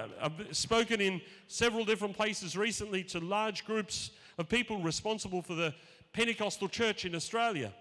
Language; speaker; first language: English; native; English